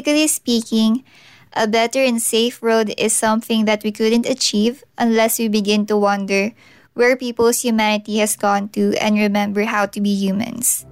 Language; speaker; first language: English; non-native, local second language; Filipino